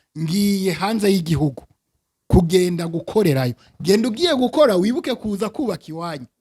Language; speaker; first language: Rundi; early bilingual, heritage; Rundi